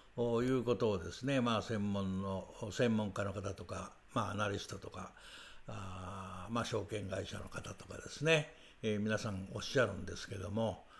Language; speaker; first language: Japanese; native; Japanese